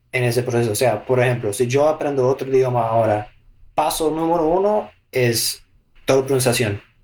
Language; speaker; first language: Spanish; non-native, fluent; English